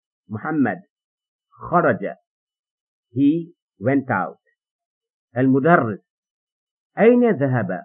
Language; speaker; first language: Arabic; non-native, fluent; English